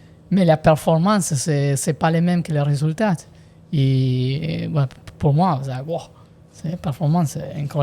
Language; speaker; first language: French; non-native, learner; Italian